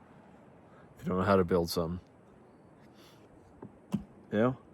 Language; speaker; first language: English; native; English